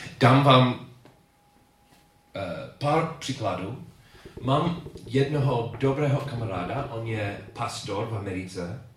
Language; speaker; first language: Czech; non-native, learner; English